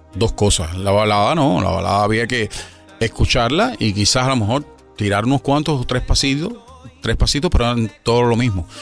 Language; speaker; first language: Spanish; native; Spanish